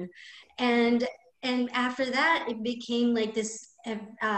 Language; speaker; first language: English; non-native, local second language; Filipino